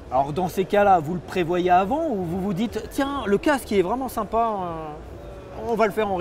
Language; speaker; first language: French; native; French